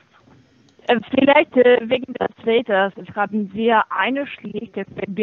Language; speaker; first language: German; non-native, fluent; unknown